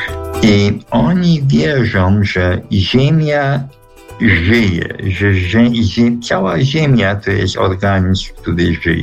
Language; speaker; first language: Polish; early bilingual, heritage; Polish